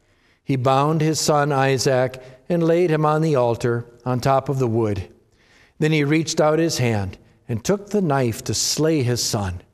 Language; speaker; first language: English; native; English